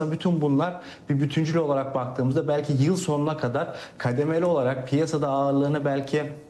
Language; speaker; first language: Turkish; native; Turkish